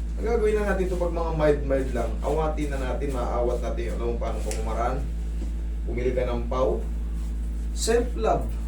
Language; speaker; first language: Filipino; native; Filipino